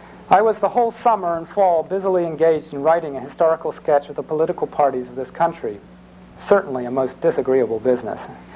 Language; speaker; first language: English; native; English